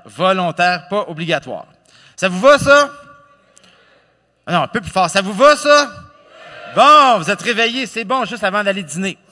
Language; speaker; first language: French; native; French